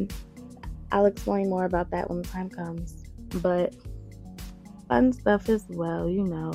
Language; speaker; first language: English; native; English